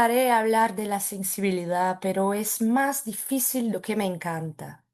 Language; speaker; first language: Spanish; non-native, fluent; Portuguese